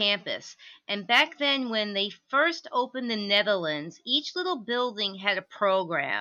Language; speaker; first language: English; native; English